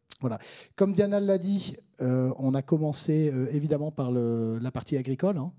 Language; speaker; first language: French; native; French